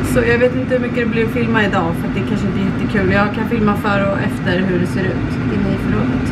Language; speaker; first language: Swedish; native; Swedish